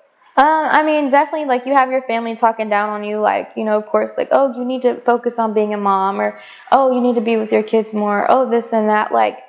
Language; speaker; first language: English; native; English